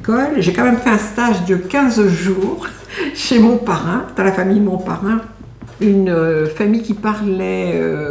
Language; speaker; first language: French; non-native, local second language; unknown